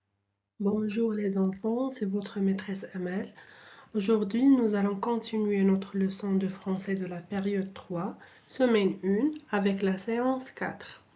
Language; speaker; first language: French; non-native, local second language; Arabic